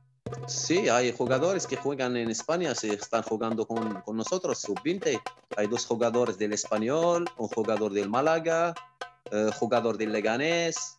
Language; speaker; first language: Spanish; non-native, fluent; Arabic